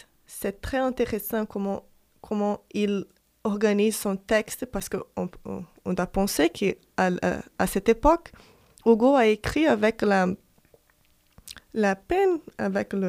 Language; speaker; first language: French; non-native, fluent; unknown